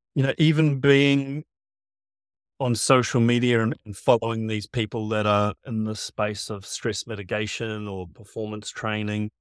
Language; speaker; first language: English; native; English